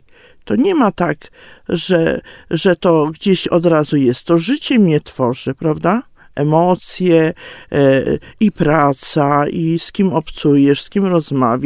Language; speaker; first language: Polish; native; Polish